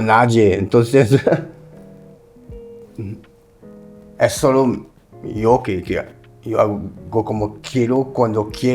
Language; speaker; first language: Spanish; non-native, learner; French